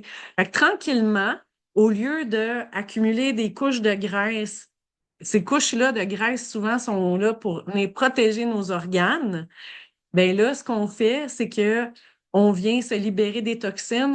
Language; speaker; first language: French; native; French